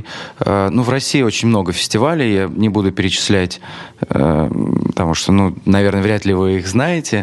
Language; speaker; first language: Russian; native; Russian